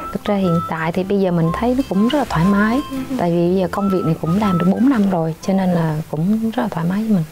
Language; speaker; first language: Vietnamese; native; Vietnamese